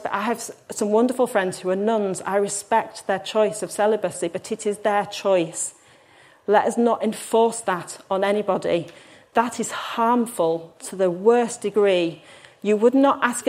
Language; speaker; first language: English; native; English